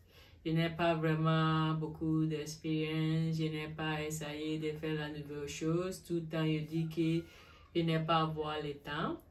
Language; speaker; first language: French; non-native, learner; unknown